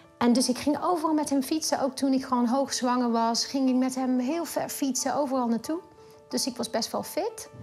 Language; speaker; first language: Dutch; non-native, fluent; English